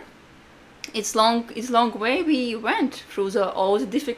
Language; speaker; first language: English; non-native, fluent; Latvian